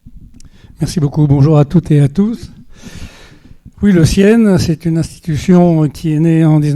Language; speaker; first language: French; native; French